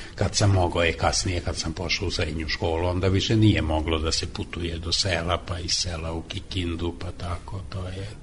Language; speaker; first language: Serbian; non-native, local second language; Hungarian